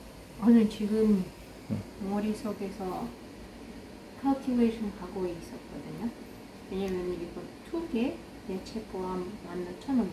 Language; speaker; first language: Korean; non-native, fluent; Russian